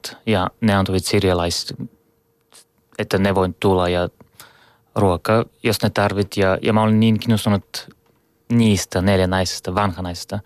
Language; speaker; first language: Finnish; non-native, learner; Bulgarian